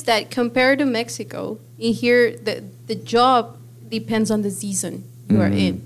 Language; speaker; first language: English; non-native, fluent; Spanish